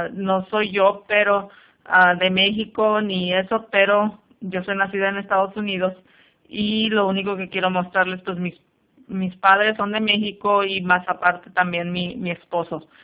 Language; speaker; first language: Spanish; early bilingual, heritage; Spanish